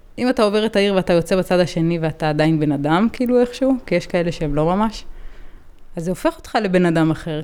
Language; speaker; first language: Hebrew; native; Hebrew